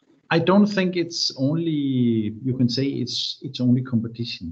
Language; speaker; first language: English; non-native, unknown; Danish